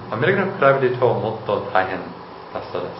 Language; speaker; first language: Japanese; non-native, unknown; English